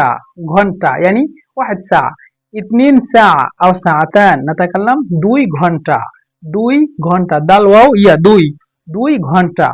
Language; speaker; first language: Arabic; non-native, fluent; Bangla